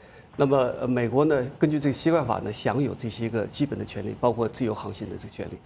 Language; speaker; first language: Chinese; native; Chinese